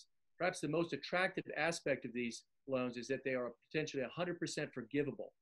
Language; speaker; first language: English; native; English